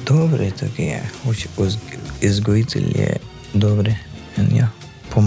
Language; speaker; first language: Slovenian; non-native, learner; Urdu